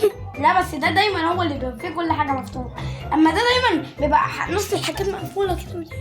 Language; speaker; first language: Arabic; native; Arabic